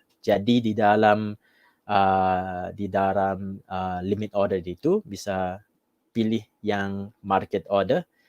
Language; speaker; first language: Indonesian; non-native, fluent; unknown